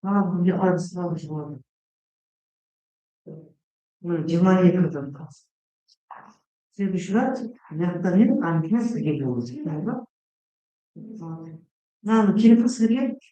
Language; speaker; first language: Russian; non-native, local second language; Kazakh